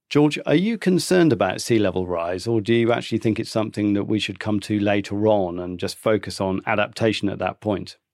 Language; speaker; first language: English; native; English